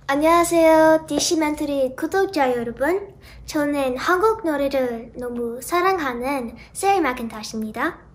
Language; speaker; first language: Korean; non-native, learner; English